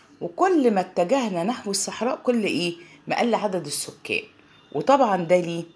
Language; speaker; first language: Arabic; native; Arabic